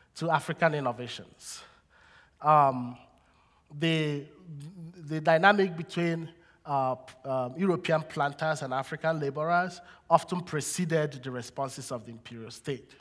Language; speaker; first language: English; non-native, local second language; Igbo